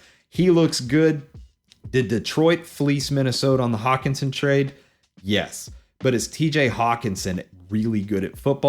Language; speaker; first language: English; native; English